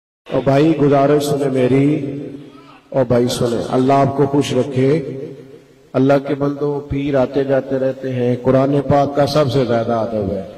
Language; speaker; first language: Urdu; native; Urdu